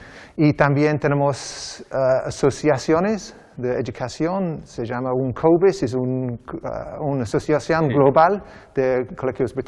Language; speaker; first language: Spanish; non-native, learner; English